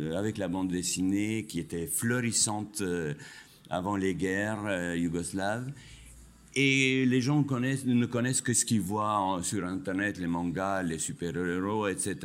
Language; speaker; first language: French; non-native, fluent; Albanian